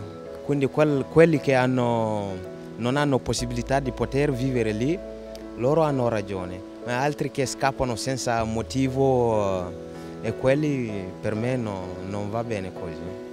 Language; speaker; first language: Italian; non-native, learner; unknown